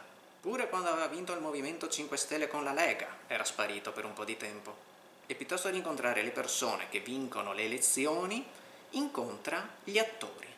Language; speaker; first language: Italian; native; Italian